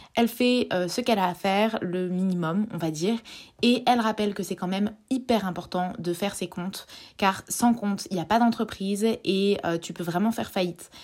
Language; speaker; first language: French; native; French